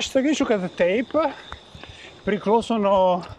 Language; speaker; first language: Lithuanian; non-native, learner; Italian